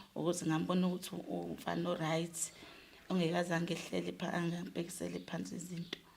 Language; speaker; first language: Zulu; native; Zulu